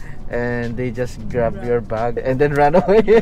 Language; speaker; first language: English; non-native, local second language; Filipino